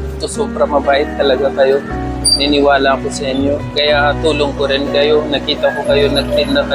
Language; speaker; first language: Filipino; non-native, learner; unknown